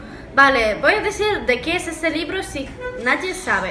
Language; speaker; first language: Spanish; non-native, learner; Russian